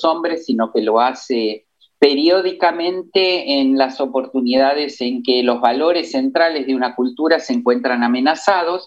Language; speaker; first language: Spanish; native; Spanish